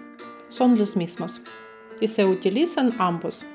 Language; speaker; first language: Spanish; non-native, fluent; Russian